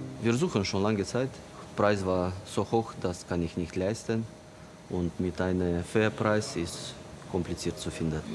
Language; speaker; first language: German; non-native, local second language; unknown